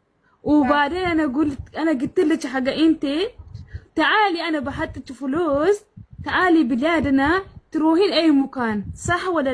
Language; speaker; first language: Arabic; non-native, learner; Oromo